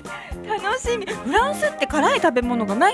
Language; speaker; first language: Japanese; native; Japanese